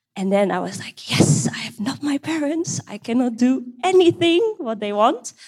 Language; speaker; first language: English; non-native, fluent; Dutch